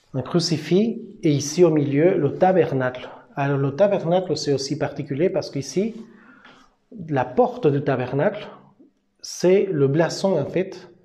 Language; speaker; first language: French; non-native, fluent; Spanish